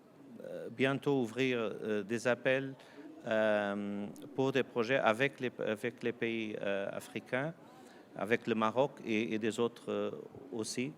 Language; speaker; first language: French; non-native, fluent; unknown